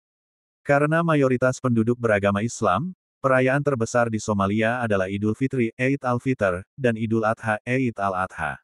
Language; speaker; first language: Indonesian; native; Indonesian